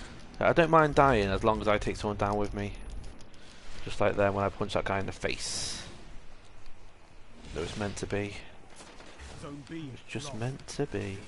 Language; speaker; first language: English; native; English